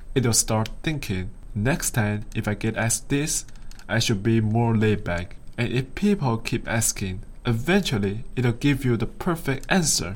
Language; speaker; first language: English; non-native, fluent; Chinese